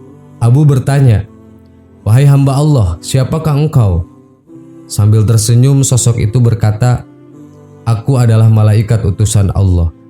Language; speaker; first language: Indonesian; native; Indonesian